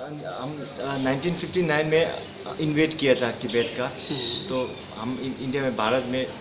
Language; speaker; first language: Hindi; non-native, local second language; Tibetan